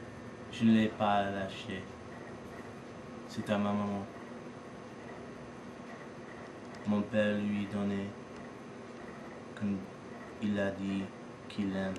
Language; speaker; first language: French; non-native, learner; English